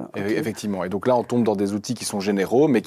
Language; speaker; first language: French; native; French